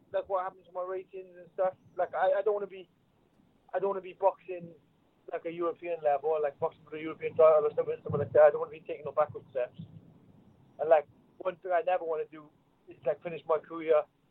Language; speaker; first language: English; native; English